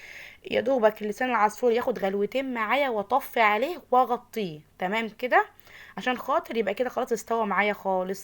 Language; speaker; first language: Arabic; native; Arabic